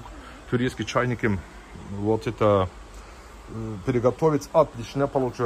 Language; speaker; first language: Russian; non-native, learner; Turkish